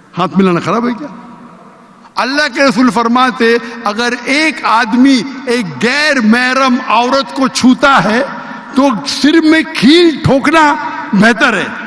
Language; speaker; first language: Urdu; non-native, local second language; Konkani